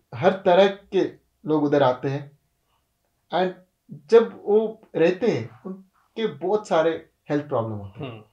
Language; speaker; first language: Hindi; non-native, local second language; Kannada